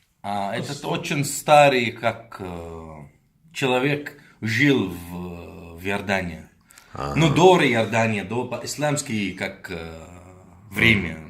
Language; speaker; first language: Russian; non-native, learner; Arabic